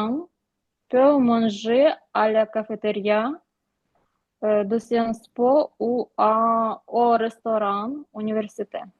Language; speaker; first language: French; non-native, learner; Ukrainian